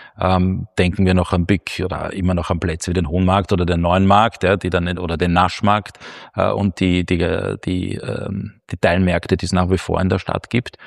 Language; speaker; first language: German; native; German